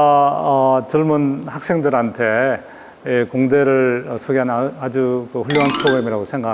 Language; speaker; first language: Korean; native; Korean